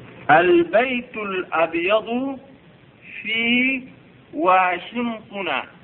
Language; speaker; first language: Arabic; non-native, learner; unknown